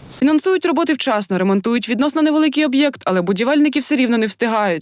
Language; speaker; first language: Ukrainian; native; Ukrainian